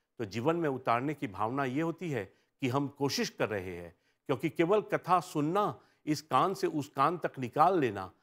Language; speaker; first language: Hindi; early bilingual, heritage; Hindi